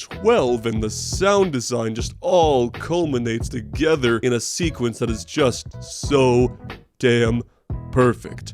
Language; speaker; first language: English; native; English